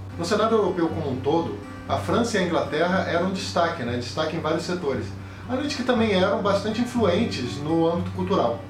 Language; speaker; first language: Portuguese; native; Portuguese